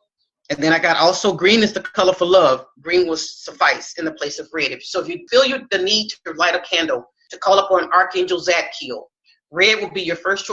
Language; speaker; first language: English; native; English